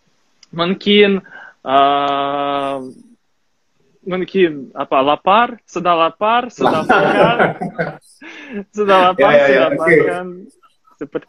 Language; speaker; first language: Indonesian; non-native, fluent; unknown